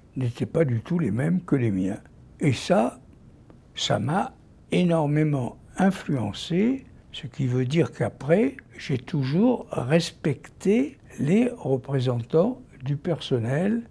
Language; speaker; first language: French; native; French